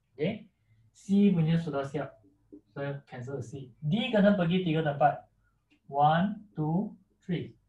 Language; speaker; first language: Malay; non-native, local second language; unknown